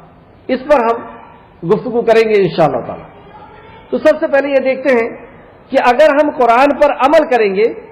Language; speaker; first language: Urdu; native; Urdu